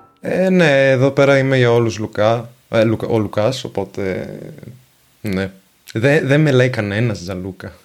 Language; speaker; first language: Greek; non-native, fluent; Venetian